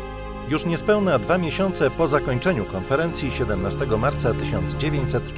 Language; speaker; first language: Polish; native; Polish